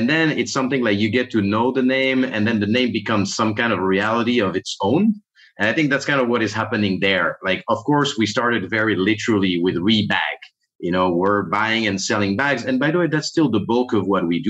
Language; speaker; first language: English; non-native, fluent; French